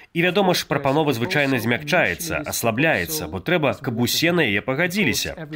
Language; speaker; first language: Belarusian; native; Belarusian